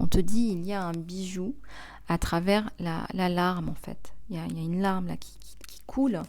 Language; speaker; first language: French; native; French